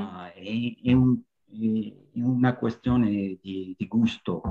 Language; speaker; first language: Italian; non-native, learner; French